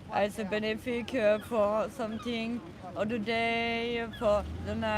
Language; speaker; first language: English; non-native, learner; French